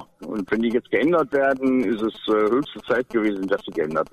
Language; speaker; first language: German; native; German